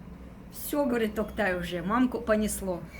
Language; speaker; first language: Russian; native; Russian